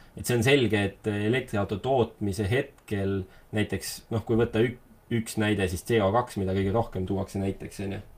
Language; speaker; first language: Estonian; native; Estonian